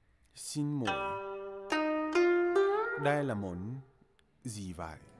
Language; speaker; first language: Vietnamese; non-native, learner; English